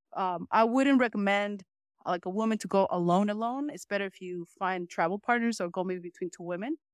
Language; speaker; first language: English; early bilingual, other home language; Spanish